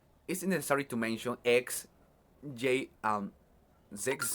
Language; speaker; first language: English; non-native, learner; Spanish